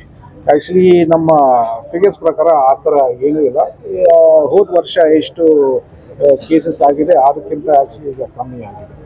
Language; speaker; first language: Kannada; non-native, local second language; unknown